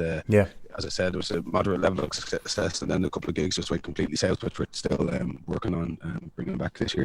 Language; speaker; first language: English; native; English